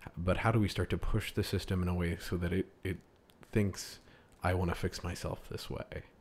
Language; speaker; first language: English; early bilingual, other home language; Italian